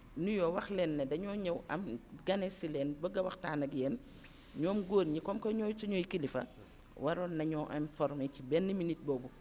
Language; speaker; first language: Wolof; native; Wolof